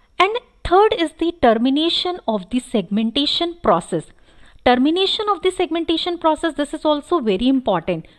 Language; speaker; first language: English; non-native, local second language; Hindi